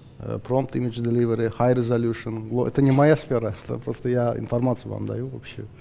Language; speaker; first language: Russian; non-native, local second language; Azerbaijani